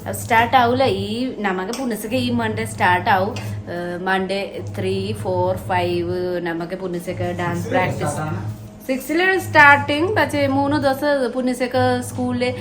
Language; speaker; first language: Malayalam; non-native, learner; Nepali